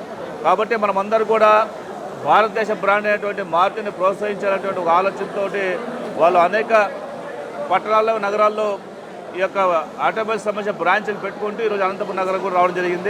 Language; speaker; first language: Telugu; native; Telugu